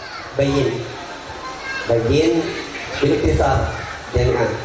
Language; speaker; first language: Arabic; non-native, fluent; Indonesian